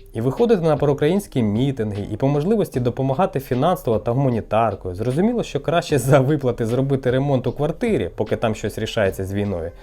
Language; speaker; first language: Ukrainian; non-native, local second language; Russian